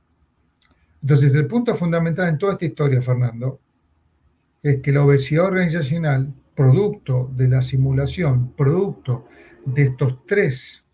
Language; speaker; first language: Spanish; native; Spanish